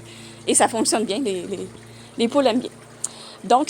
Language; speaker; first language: French; native; French